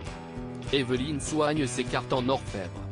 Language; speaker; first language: French; native; French